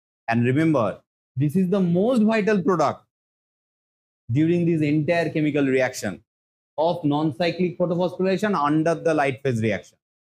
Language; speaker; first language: English; non-native, local second language; Bangla